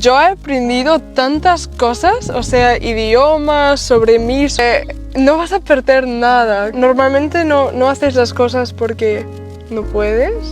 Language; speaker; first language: Spanish; non-native, fluent; German